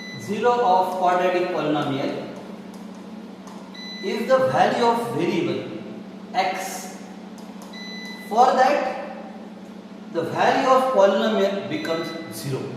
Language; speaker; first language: English; non-native, local second language; Marathi